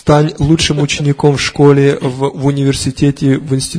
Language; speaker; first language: Russian; native; Russian